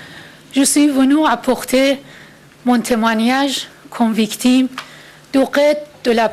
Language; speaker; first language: French; non-native, fluent; Persian